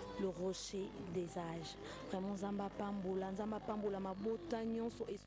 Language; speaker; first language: Lingala; native; Lingala